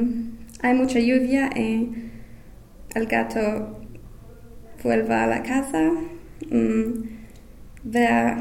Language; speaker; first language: Spanish; non-native, learner; English